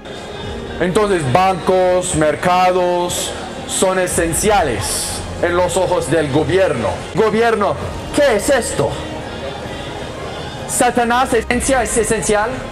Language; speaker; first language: Spanish; non-native, learner; English